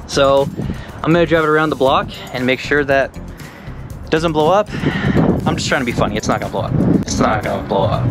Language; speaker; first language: English; native; English